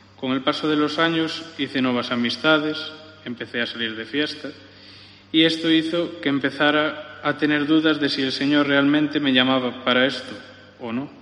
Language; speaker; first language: Spanish; native; Spanish